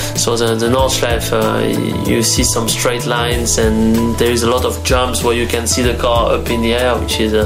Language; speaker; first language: English; non-native, fluent; German